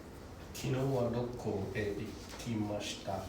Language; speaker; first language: Japanese; non-native, learner; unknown